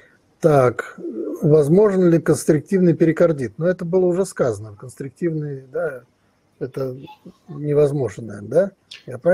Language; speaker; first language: Russian; native; Russian